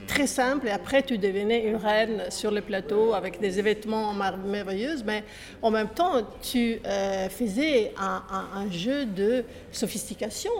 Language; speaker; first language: French; non-native, fluent; Italian